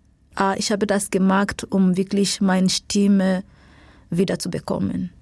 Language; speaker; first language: German; non-native, fluent; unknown